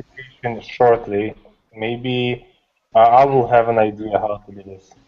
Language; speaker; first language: English; non-native, learner; Russian